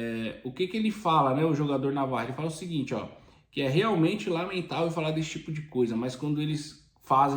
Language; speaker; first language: Portuguese; native; Portuguese